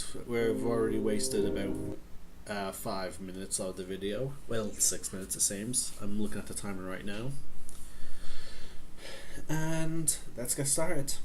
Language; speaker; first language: English; native; English